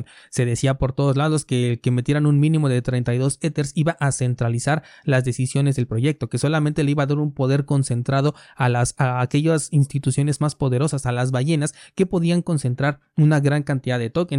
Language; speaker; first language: Spanish; native; Spanish